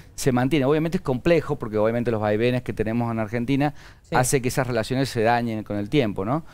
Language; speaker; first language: Spanish; native; Spanish